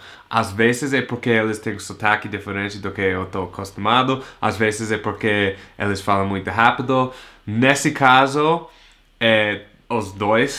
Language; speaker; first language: Portuguese; non-native, learner; English